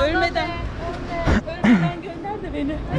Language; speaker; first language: Turkish; native; Turkish